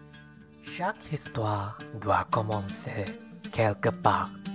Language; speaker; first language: French; non-native, learner; Malay